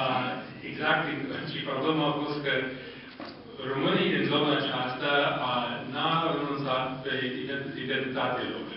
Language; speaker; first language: Romanian; non-native, fluent; English